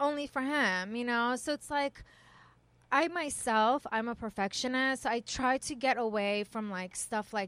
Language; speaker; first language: English; early bilingual, other home language; Persian